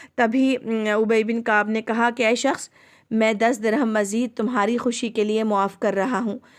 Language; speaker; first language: Urdu; native; Urdu